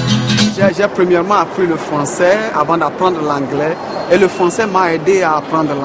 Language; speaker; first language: French; non-native, fluent; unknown